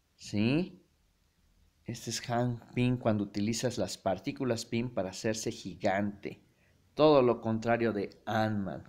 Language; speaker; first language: Spanish; native; Spanish